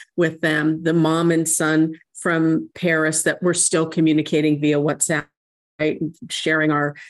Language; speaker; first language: English; native; English